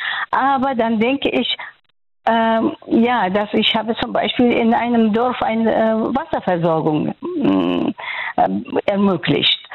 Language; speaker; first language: German; non-native, fluent; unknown